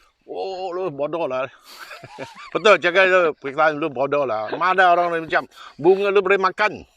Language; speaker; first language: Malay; non-native, local second language; Chinese